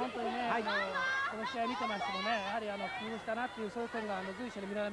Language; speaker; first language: Japanese; native; Japanese